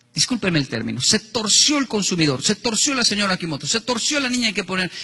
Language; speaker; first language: Spanish; native; Spanish